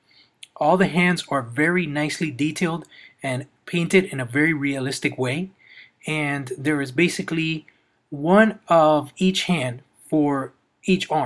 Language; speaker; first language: English; native; English